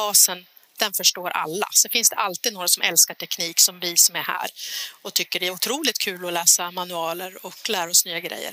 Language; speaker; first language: Swedish; native; Swedish